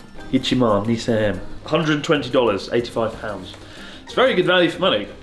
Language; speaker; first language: English; native; English